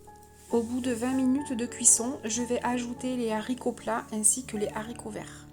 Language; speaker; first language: French; native; French